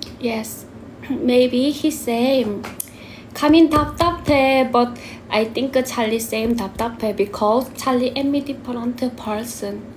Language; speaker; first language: English; non-native, learner; Korean